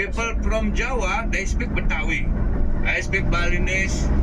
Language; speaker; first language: English; non-native, learner; Balinese